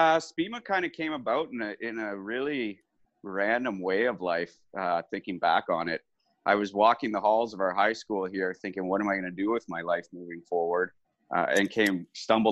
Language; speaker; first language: English; native; English